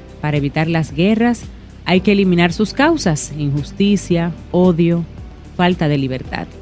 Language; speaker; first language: Spanish; native; Spanish